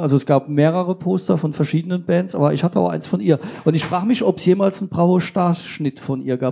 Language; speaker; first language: German; native; German